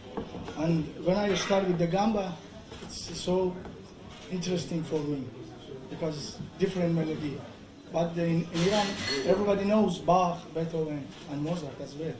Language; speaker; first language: English; non-native, learner; Persian